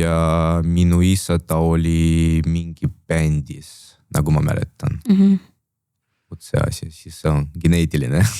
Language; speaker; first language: Estonian; non-native, local second language; Russian